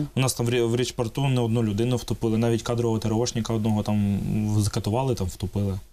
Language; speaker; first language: Ukrainian; non-native, local second language; Russian